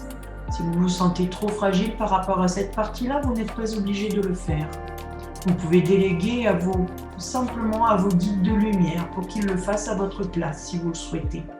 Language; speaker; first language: French; native; French